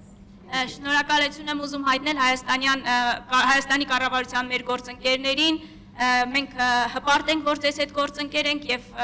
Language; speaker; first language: Armenian; native; Armenian